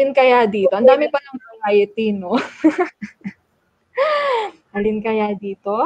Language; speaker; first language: Filipino; native; Filipino